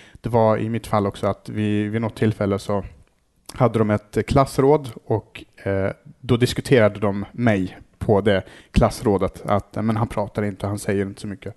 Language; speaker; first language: Swedish; early bilingual, other home language; Arabic